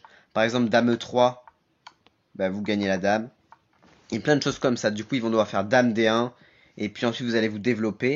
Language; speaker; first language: French; native; French